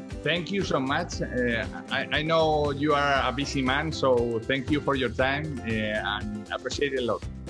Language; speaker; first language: English; non-native, learner; Spanish